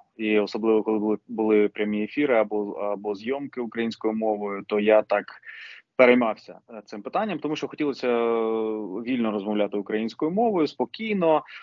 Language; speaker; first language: Ukrainian; non-native, local second language; Russian